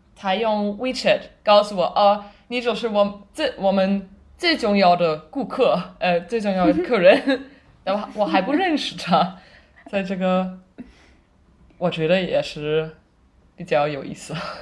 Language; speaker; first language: Chinese; non-native, fluent; German